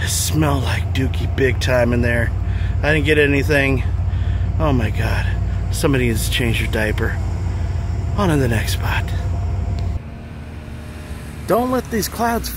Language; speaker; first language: English; native; English